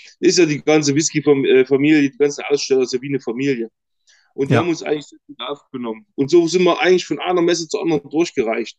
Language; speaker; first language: German; native; German